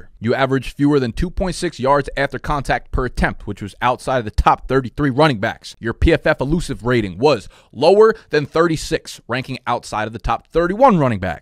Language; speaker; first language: English; native; English